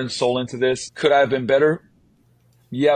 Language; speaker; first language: English; non-native, fluent; Slovenian